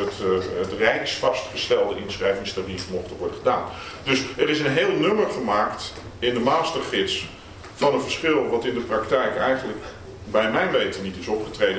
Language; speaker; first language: Dutch; native; Dutch